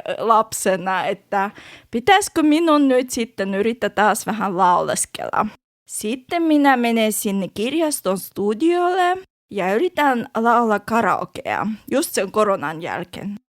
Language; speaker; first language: Finnish; non-native, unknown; Russian